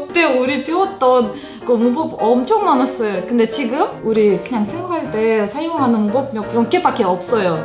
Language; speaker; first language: Korean; non-native, fluent; Russian